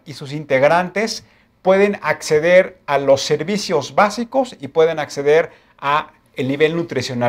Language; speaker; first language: Spanish; native; Spanish